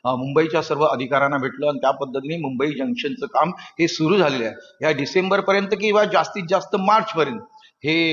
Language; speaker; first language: Marathi; native; Marathi